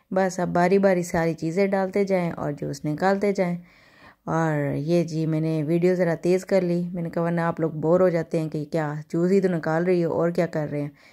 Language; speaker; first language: Hindi; native; Hindi